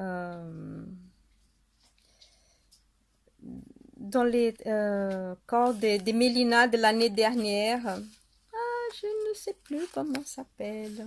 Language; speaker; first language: French; non-native, fluent; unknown